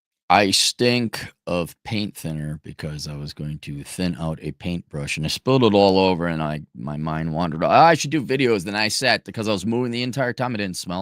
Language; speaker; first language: English; native; English